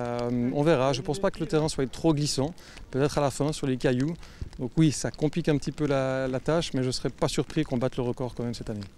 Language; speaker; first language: French; native; French